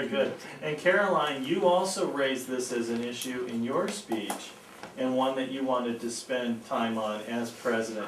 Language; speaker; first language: English; native; English